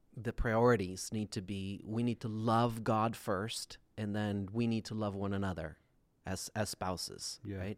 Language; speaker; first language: English; non-native, fluent; Swedish